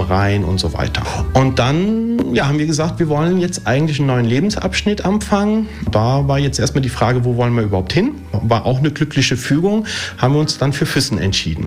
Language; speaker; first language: German; early bilingual, other home language; Italian